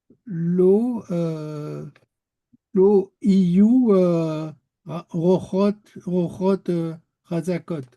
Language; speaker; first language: Hebrew; non-native, learner; French